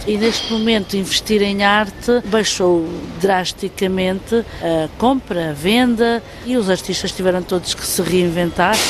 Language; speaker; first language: Portuguese; native; Portuguese